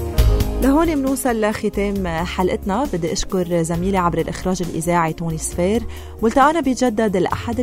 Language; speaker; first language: Arabic; native; Arabic